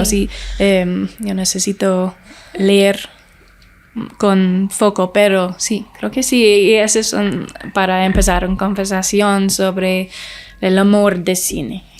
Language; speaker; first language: Spanish; non-native, learner; English